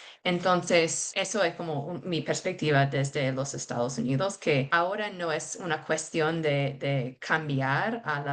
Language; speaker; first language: Spanish; non-native, fluent; English